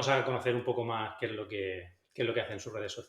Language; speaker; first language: Spanish; native; Spanish